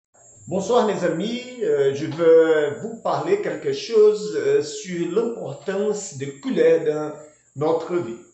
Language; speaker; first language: French; non-native, learner; Portuguese